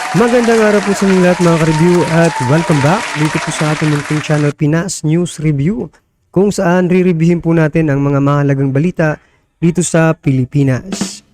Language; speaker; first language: Filipino; non-native, local second language; Waray